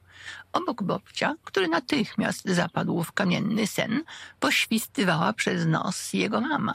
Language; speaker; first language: Polish; native; Polish